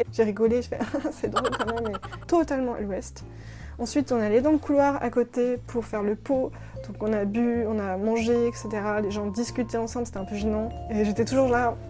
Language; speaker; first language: French; native; French